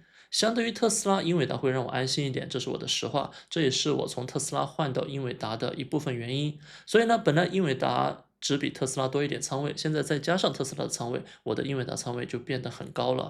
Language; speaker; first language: Chinese; native; Chinese